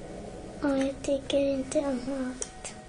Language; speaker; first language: Swedish; early bilingual, other home language; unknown